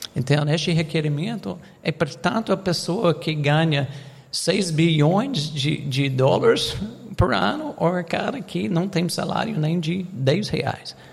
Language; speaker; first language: Portuguese; non-native, fluent; English